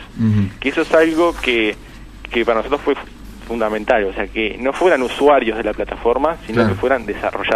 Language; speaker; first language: Spanish; native; Spanish